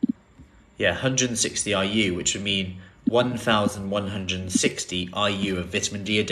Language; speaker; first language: English; native; English